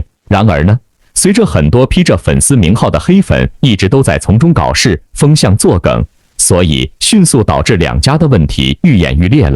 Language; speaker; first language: Chinese; native; Chinese